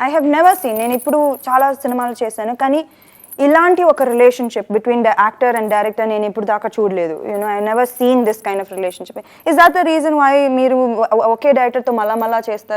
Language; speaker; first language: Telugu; non-native, fluent; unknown